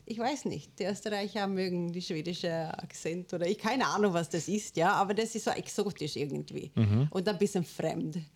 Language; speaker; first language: German; non-native, fluent; Swedish